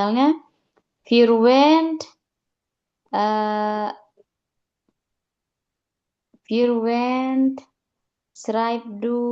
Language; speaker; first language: German; non-native, learner; Indonesian